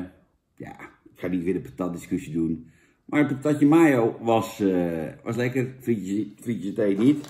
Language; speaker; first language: Dutch; native; Dutch